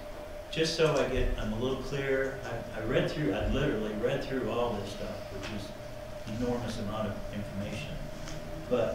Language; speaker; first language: English; native; English